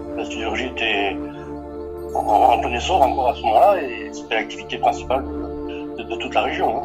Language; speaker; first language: French; early bilingual, other home language; Portuguese